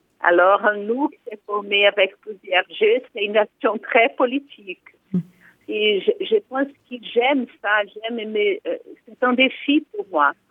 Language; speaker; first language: French; non-native, fluent; Portuguese